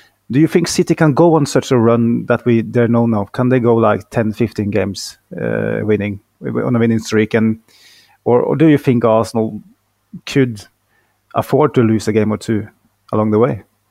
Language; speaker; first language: English; non-native, fluent; Norwegian